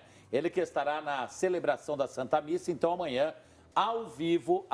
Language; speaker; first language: Portuguese; native; Portuguese